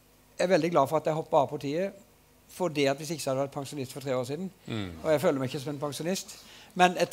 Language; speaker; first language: Norwegian; native; Norwegian